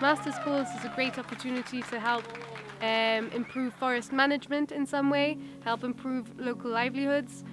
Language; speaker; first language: English; non-native, fluent; Dutch